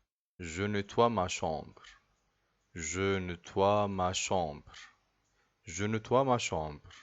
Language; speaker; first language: French; non-native, fluent; Arabic